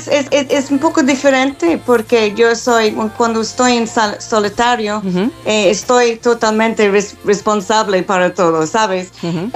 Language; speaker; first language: Spanish; non-native, fluent; English